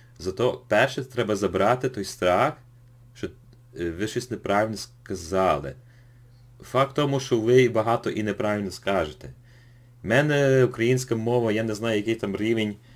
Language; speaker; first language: Ukrainian; early bilingual, heritage; English